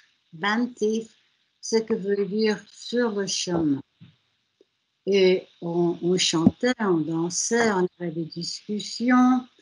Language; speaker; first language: French; non-native, fluent; German